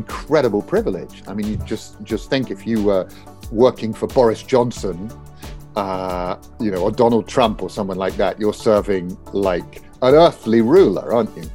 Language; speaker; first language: English; native; English